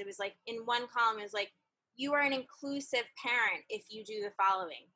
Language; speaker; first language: English; native; English